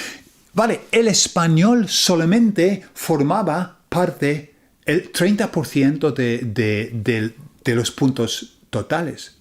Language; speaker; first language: Spanish; non-native, fluent; English